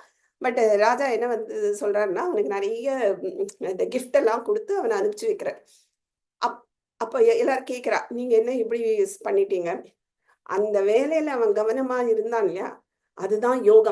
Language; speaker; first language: Tamil; native; Tamil